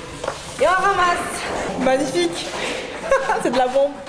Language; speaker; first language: French; native; French